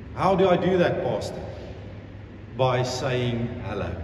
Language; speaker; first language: English; non-native, local second language; Afrikaans